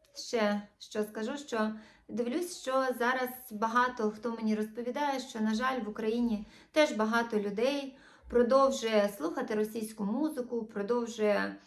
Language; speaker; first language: Ukrainian; non-native, local second language; Russian